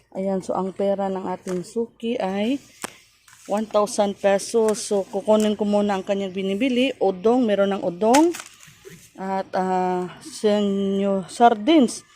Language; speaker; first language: Filipino; non-native, local second language; Cebuano